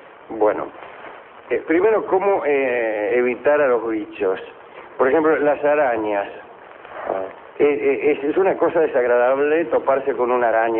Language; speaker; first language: Spanish; native; Spanish